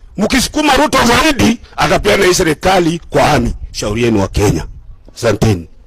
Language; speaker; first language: Swahili; non-native, local second language; Kikuyu